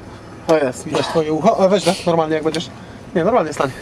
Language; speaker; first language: Polish; native; Polish